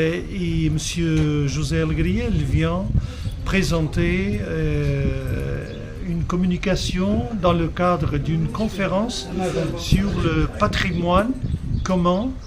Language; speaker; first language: French; non-native, fluent; Portuguese